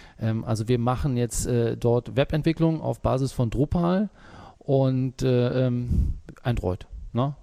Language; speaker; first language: German; native; German